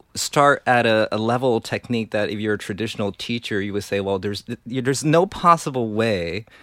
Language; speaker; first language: English; non-native, fluent; Chinese